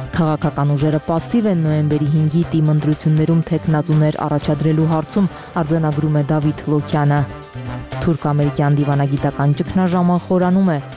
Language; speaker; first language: Armenian; native; Armenian